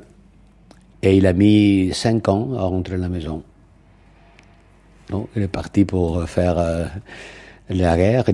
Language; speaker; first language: French; non-native, fluent; Catalan